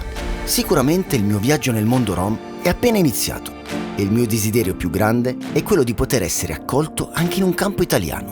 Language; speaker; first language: Italian; native; Italian